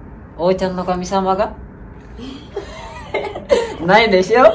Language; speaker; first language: Japanese; non-native, learner; Indonesian